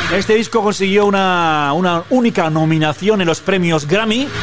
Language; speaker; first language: Spanish; native; Spanish